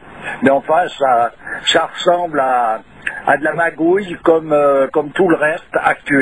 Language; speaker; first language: French; native; French